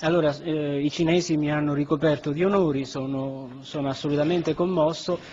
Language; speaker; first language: Italian; native; Italian